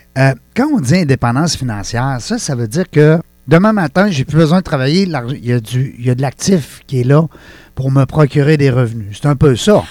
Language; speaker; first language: French; native; French